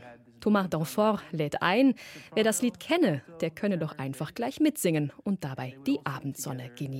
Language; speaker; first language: German; native; German